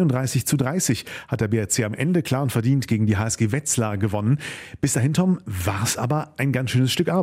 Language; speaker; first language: German; native; German